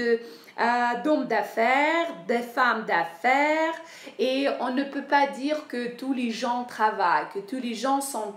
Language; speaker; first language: French; non-native, fluent; Ukrainian